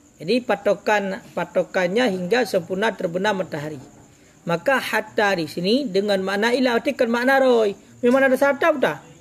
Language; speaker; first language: Malay; non-native, local second language; Achinese